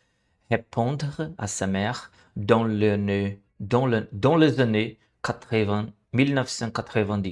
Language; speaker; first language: French; non-native, learner; Portuguese